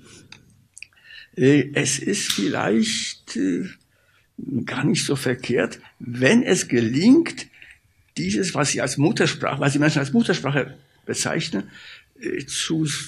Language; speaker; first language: German; non-native, fluent; Polish